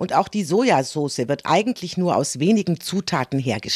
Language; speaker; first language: German; native; German